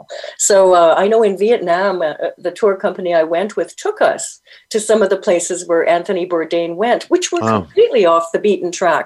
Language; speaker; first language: English; native; English